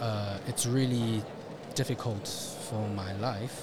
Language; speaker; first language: English; non-native, fluent; Chinese